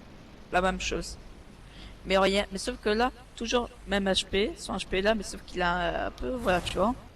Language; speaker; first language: French; native; French